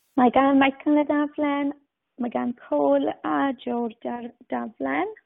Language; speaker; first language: Welsh; native; Welsh